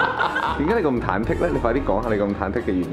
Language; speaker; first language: Chinese; native; Chinese